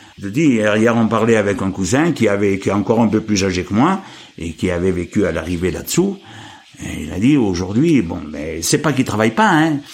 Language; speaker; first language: French; native; French